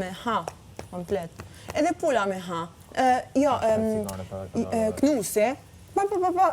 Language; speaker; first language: Albanian; early bilingual, heritage; Albanian